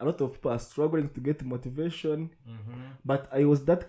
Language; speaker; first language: English; non-native, local second language; Kinyarwanda